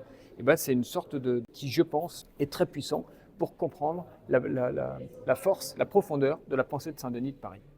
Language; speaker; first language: French; native; French